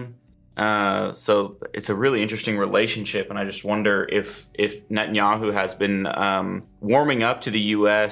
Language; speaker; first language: English; native; English